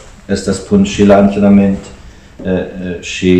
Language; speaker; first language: Romanian; non-native, fluent; Hungarian